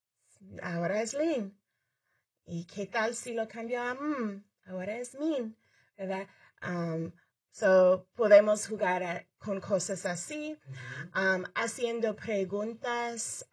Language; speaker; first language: Spanish; early bilingual, heritage; Spanish